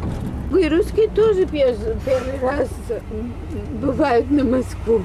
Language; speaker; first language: Russian; non-native, learner; French